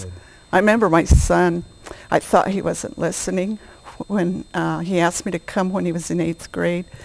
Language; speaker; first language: English; native; English